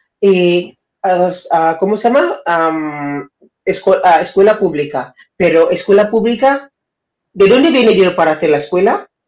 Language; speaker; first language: Spanish; non-native, fluent; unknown